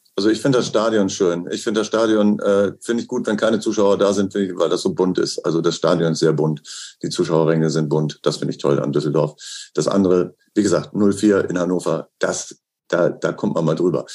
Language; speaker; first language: German; native; German